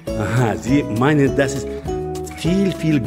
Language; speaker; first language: German; non-native, learner; Ukrainian